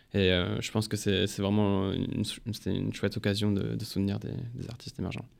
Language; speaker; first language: French; early bilingual, heritage; English